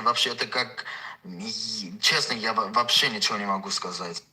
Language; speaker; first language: Russian; non-native, fluent; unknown